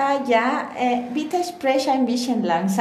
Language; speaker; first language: German; non-native, learner; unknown